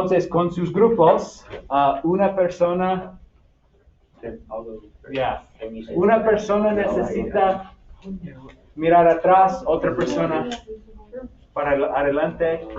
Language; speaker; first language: Spanish; non-native, fluent; English